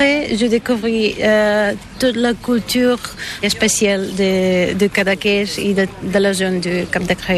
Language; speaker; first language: French; non-native, learner; Bulgarian